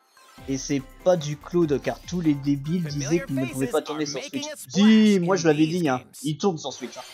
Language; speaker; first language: French; native; French